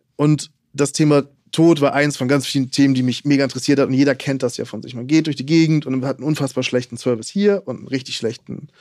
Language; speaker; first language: German; native; German